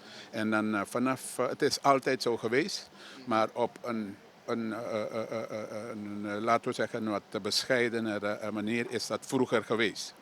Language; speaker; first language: Dutch; native; Dutch